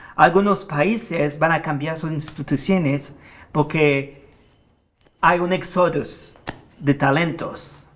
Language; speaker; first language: Spanish; non-native, fluent; French